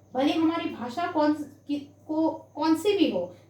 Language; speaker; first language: Hindi; non-native, local second language; Gujarati